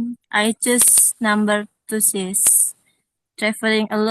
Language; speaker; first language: English; non-native, learner; Indonesian